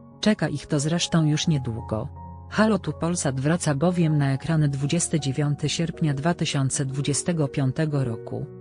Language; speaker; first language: Polish; native; Polish